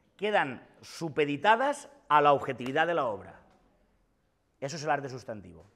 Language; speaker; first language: Spanish; non-native, local second language; Catalan